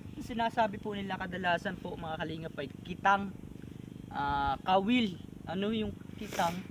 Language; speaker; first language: Filipino; non-native, local second language; Bikol